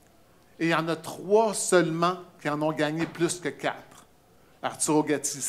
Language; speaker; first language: French; native; French